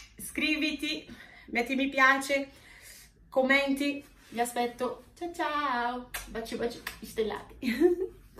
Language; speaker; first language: Italian; non-native, fluent; Portuguese